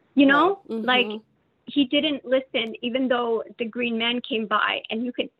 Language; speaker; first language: English; native; English